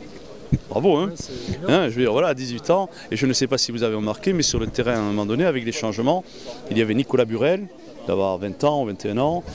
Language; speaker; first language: French; native; French